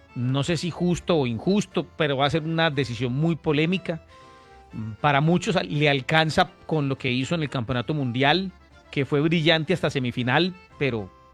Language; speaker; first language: Spanish; native; Spanish